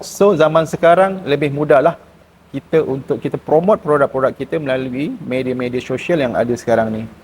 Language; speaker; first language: Malay; native; Malay